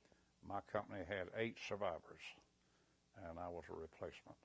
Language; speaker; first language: English; native; English